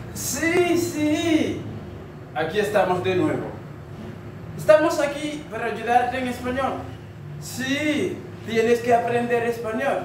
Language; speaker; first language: Spanish; non-native, fluent; Haitian Creole